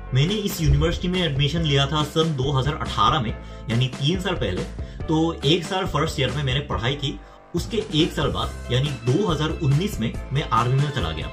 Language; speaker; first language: Hindi; non-native, fluent; Korean